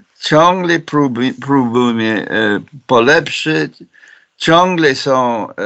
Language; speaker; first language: Polish; non-native, fluent; English